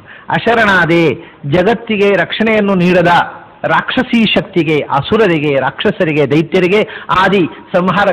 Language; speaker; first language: Kannada; native; Kannada